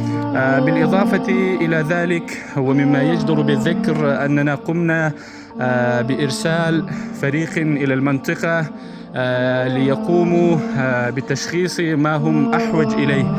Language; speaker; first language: Arabic; non-native, fluent; Pashto